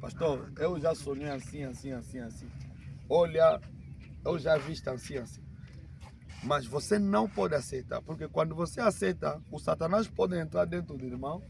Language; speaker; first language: Portuguese; non-native, learner; Lingala